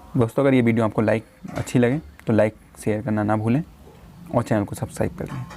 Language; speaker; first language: Hindi; native; Hindi